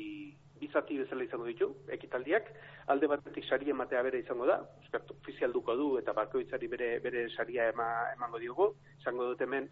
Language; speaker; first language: Basque; native; Basque